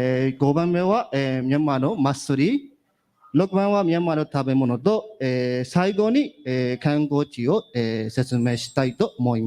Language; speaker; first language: Japanese; non-native, learner; Burmese